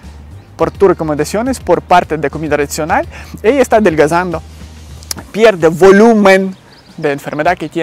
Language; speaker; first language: Spanish; non-native, learner; Ukrainian